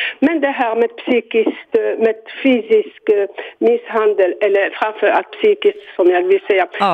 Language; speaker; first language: Swedish; non-native, fluent; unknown